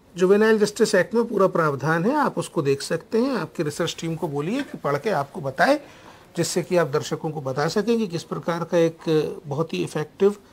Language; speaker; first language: Hindi; native; Hindi